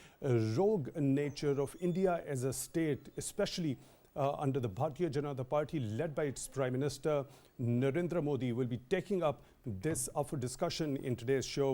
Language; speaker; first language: English; non-native, local second language; Urdu